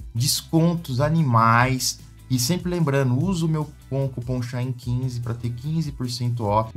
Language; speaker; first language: Portuguese; native; Portuguese